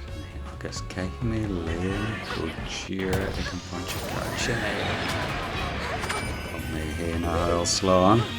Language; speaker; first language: Irish; non-native, local second language; English